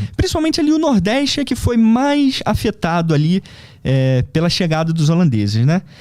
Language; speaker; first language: Portuguese; native; Portuguese